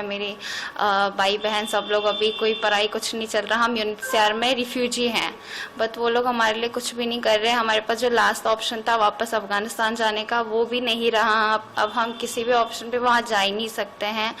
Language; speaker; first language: Hindi; early bilingual, other home language; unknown